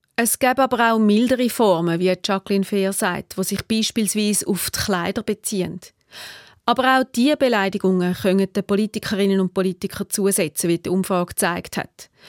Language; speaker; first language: German; native; German